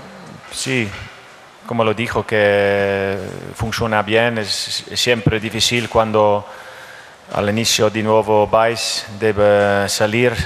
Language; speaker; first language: Spanish; non-native, learner; Dutch